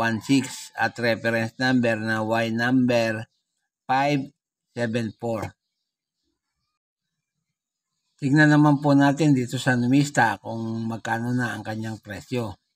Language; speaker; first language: Filipino; native; Filipino